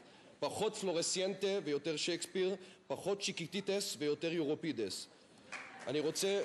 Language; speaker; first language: Hebrew; native; Hebrew